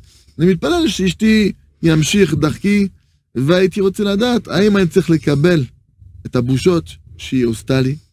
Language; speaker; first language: Hebrew; non-native, fluent; French